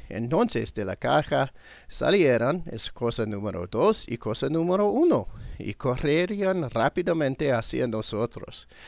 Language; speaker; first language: Spanish; non-native, learner; English